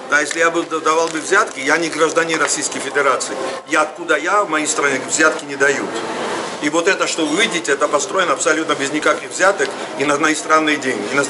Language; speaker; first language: Russian; non-native, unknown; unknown